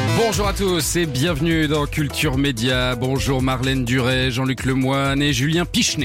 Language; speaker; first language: French; native; French